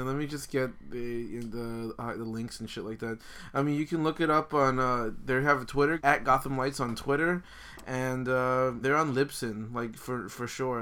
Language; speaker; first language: English; native; English